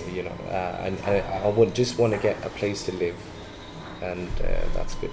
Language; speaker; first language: English; non-native, fluent; Swedish